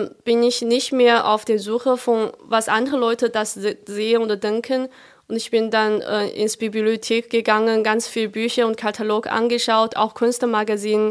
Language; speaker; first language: German; non-native, fluent; Chinese